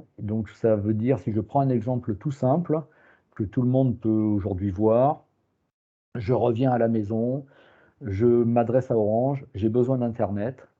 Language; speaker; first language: French; native; French